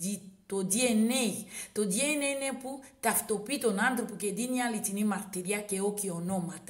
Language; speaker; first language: Greek; non-native, learner; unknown